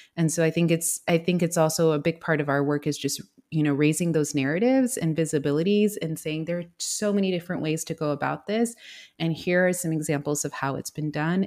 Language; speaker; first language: English; native; English